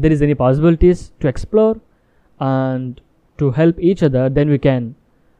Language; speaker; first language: English; non-native, local second language; Telugu